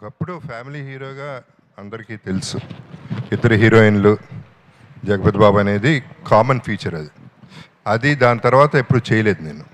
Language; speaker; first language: Telugu; native; Telugu